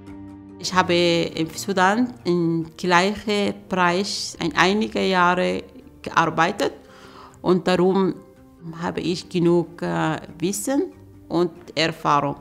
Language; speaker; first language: German; non-native, learner; Arabic